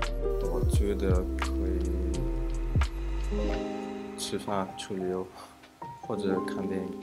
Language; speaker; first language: Chinese; non-native, fluent; Russian